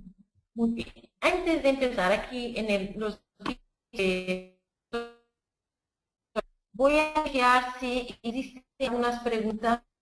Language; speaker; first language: Spanish; non-native, fluent; Portuguese